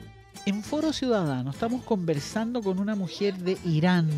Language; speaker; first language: Spanish; native; Spanish